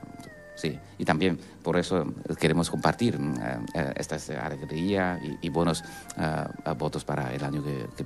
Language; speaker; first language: Spanish; non-native, fluent; Chinese